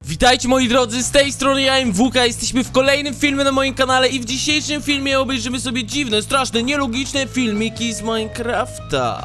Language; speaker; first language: Polish; native; Polish